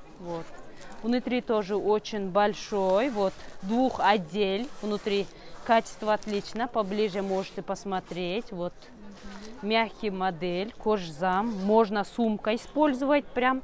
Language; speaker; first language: Russian; non-native, learner; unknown